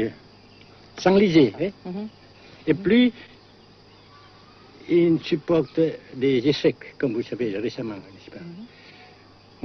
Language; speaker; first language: French; non-native, local second language; Vietnamese